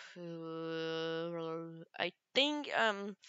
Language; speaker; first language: English; non-native, learner; Dutch